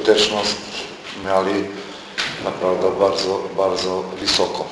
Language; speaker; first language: Polish; non-native, fluent; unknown